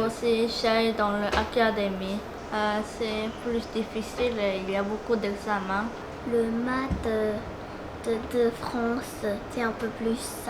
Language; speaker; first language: French; non-native, learner; Korean